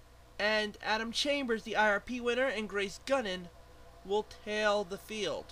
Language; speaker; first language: English; native; English